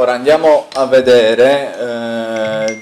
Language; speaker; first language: Italian; native; Italian